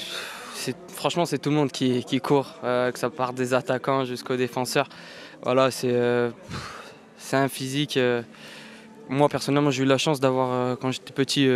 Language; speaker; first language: French; native; French